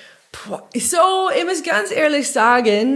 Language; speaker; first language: German; non-native, learner; English